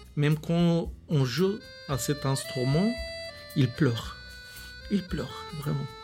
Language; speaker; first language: French; non-native, fluent; Bulgarian